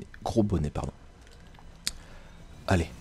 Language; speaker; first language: French; native; French